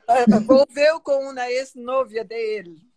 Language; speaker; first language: Spanish; non-native, fluent; Portuguese